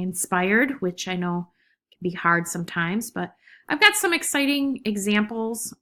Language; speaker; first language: English; native; English